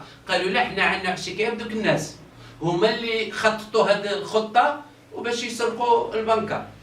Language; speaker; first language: Arabic; native; Arabic